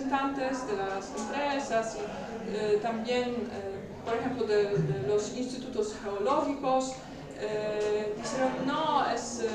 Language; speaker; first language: Spanish; non-native, learner; Polish